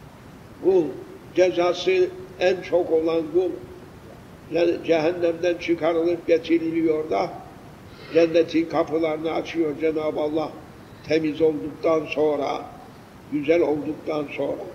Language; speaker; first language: Turkish; native; Turkish